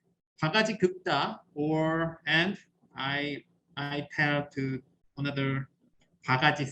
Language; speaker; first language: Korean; native; Korean